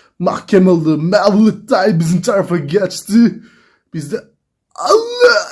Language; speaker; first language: Turkish; native; Turkish